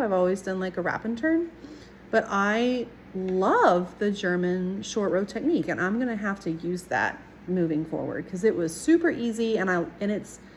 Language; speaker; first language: English; native; English